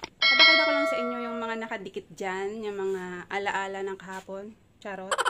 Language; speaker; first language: Filipino; native; Filipino